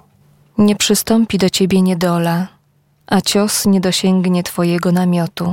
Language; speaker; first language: Polish; native; Polish